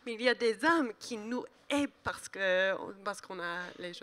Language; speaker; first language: French; non-native, learner; English